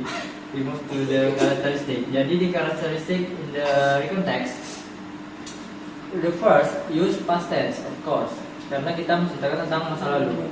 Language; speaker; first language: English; non-native, learner; Indonesian